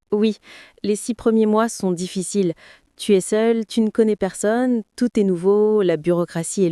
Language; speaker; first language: French; non-native, fluent; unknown